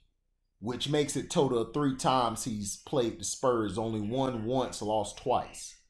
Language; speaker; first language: English; native; English